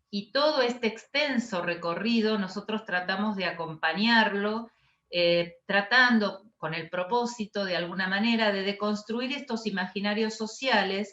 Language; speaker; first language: Spanish; native; Spanish